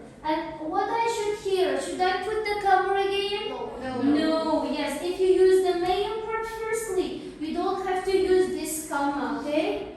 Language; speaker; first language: English; non-native, fluent; Uzbek